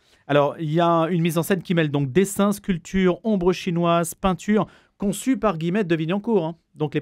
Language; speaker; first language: French; native; French